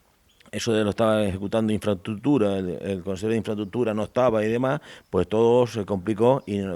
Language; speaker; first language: Spanish; native; Spanish